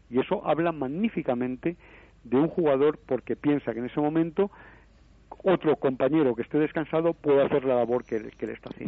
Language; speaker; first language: Spanish; native; Spanish